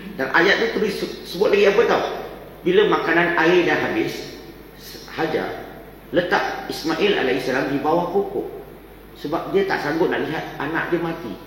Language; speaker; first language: Malay; non-native, local second language; Chinese